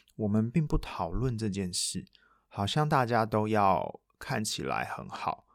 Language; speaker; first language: Chinese; non-native, local second language; Min Nan Chinese